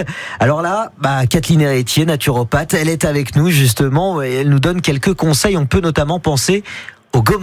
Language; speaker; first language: French; native; French